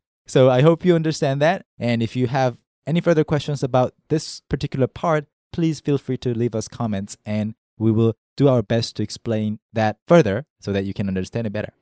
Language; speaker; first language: English; non-native, fluent; Korean